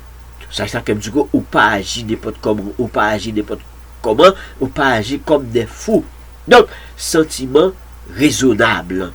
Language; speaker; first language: French; non-native, local second language; Haitian Creole